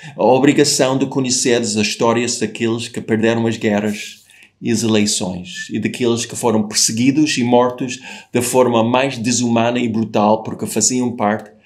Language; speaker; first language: Portuguese; non-native, fluent; English